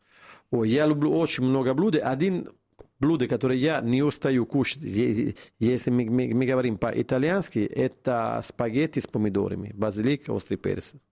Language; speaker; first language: Russian; non-native, fluent; Italian